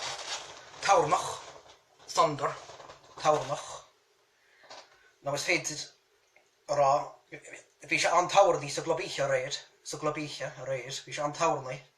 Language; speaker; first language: Irish; native; Irish